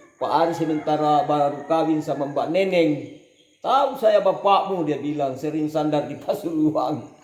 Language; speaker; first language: Indonesian; non-native, local second language; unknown